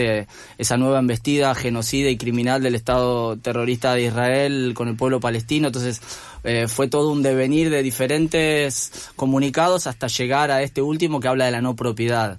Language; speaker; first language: Spanish; native; Spanish